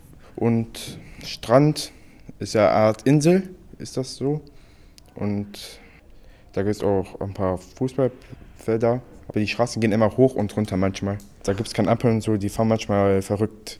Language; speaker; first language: German; early bilingual, other home language; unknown